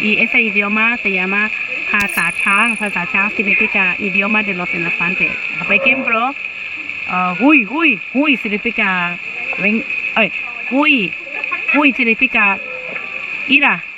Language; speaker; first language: Spanish; non-native, learner; Thai